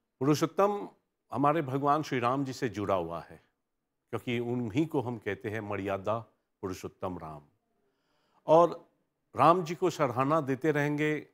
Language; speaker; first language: Hindi; early bilingual, heritage; Hindi